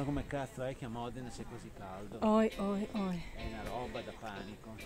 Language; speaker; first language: Italian; native; Italian